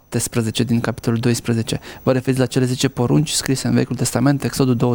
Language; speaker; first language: Romanian; native; Romanian